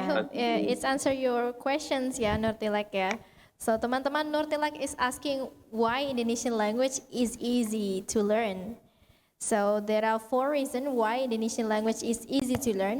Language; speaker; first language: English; non-native, fluent; Indonesian